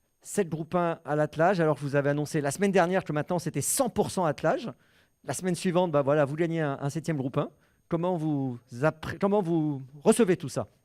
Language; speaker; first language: French; native; French